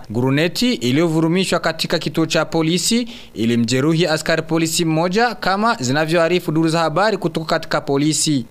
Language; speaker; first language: Swahili; non-native, local second language; Rundi